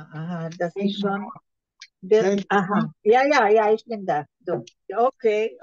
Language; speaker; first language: German; non-native, learner; Hebrew